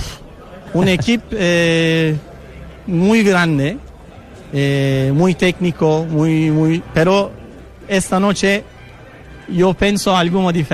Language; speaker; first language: Spanish; non-native, learner; Turkish